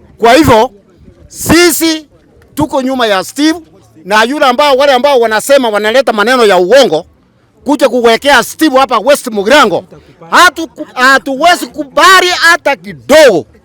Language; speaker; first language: Swahili; non-native, local second language; Gusii